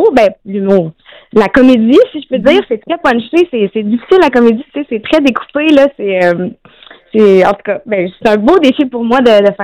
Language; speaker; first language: French; native; French